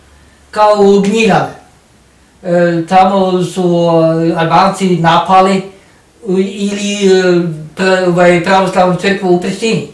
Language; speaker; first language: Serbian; non-native, learner; Norwegian